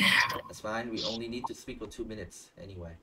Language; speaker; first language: English; non-native, fluent; Vietnamese